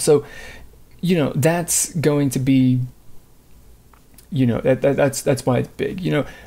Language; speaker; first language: English; native; English